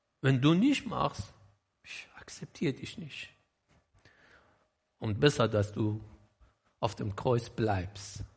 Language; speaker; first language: German; non-native, learner; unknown